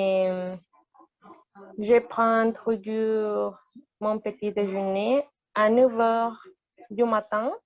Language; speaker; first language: French; non-native, learner; Spanish